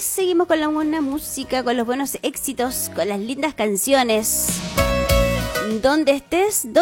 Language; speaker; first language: Spanish; native; Spanish